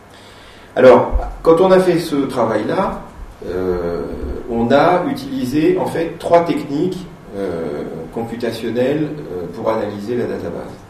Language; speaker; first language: French; native; French